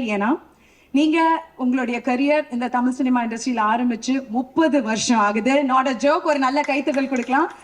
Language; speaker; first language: Tamil; native; Tamil